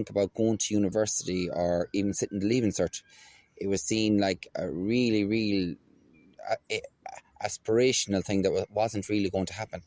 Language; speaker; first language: English; native; English